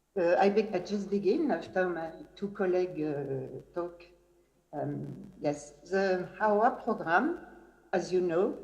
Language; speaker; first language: English; non-native, fluent; French